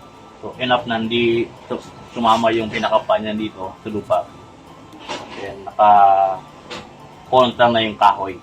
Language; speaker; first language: Filipino; native; Filipino